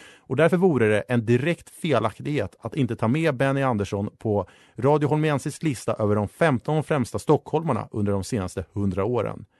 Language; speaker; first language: Swedish; native; Swedish